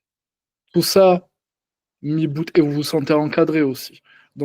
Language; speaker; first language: French; native; French